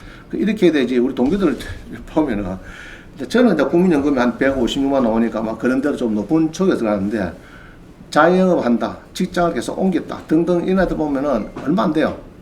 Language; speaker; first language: Korean; native; Korean